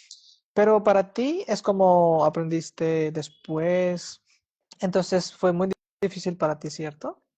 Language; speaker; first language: Spanish; non-native, fluent; Hindi